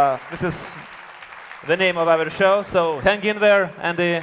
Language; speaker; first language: English; non-native, fluent; Lithuanian